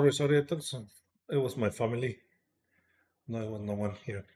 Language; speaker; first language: English; non-native, fluent; Spanish